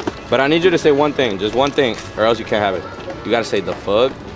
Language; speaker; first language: English; early bilingual, other home language; Spanish